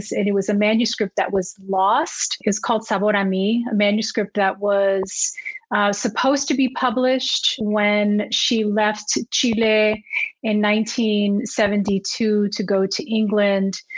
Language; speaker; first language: English; early bilingual, other home language; Spanish